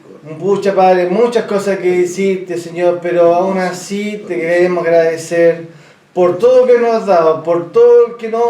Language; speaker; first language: Spanish; native; Spanish